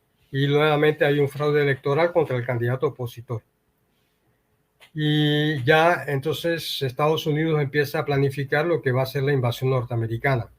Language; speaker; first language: Spanish; native; Spanish